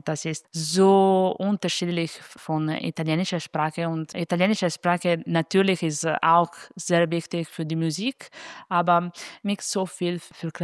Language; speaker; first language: German; non-native, fluent; Italian